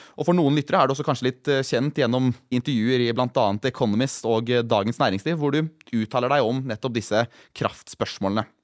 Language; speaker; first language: Norwegian; native; Norwegian